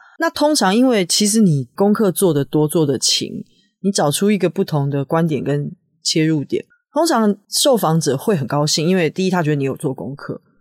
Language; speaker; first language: Chinese; native; Chinese